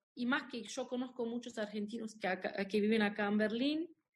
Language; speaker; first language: Spanish; non-native, fluent; German